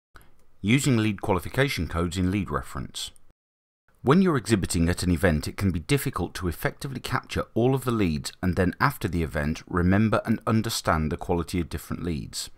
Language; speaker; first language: English; native; English